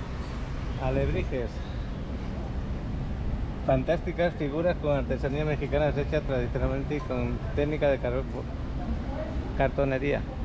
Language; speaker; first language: Spanish; native; Spanish